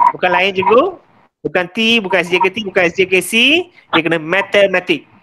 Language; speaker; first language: Malay; non-native, local second language; Tamil